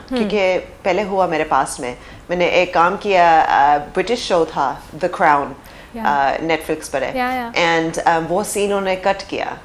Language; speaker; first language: Hindi; early bilingual, heritage; English